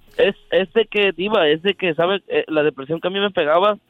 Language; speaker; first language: Spanish; native; Spanish